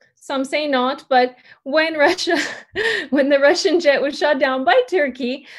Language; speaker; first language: English; early bilingual, other home language; Turkish